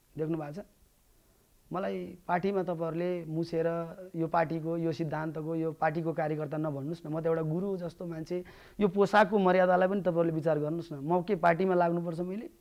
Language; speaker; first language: Nepali; native; Nepali